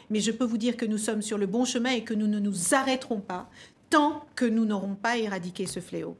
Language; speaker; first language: French; early bilingual, other home language; Kabuverdianu